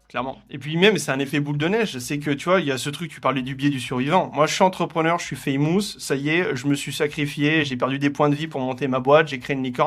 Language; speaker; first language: French; native; French